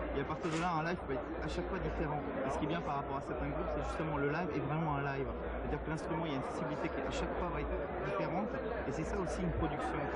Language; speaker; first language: French; native; French